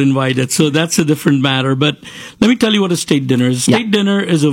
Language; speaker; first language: English; non-native, local second language; Gujarati